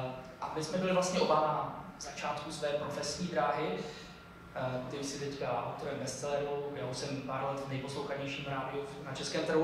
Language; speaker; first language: Czech; native; Czech